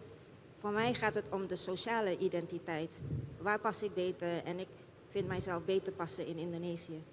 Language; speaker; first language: Dutch; early bilingual, other home language; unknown